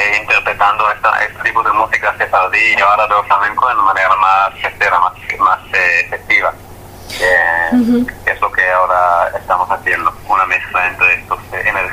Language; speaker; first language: Spanish; non-native, fluent; Hebrew